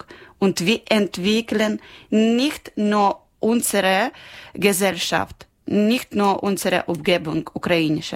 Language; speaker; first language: German; non-native, learner; Ukrainian